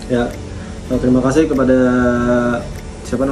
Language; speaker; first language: Indonesian; non-native, local second language; Banjar